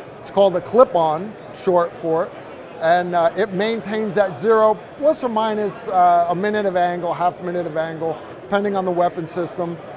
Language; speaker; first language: English; native; English